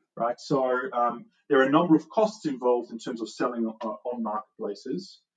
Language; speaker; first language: English; non-native, fluent; Dutch